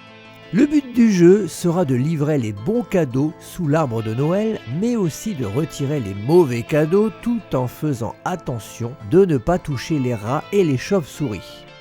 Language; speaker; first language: French; native; French